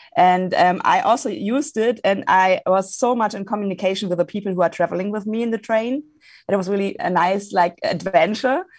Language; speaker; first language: English; non-native, fluent; German